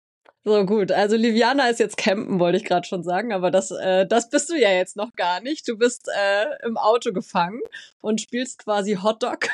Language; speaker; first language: German; native; German